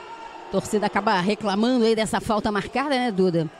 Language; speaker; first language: Portuguese; native; Portuguese